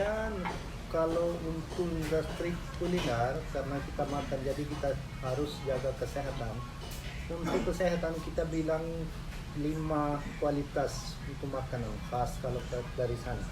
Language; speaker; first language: Indonesian; non-native, learner; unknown